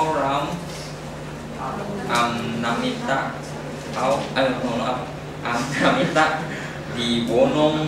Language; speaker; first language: German; non-native, learner; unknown